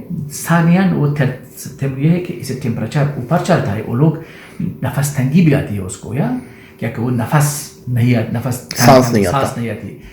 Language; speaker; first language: Hindi; non-native, learner; Persian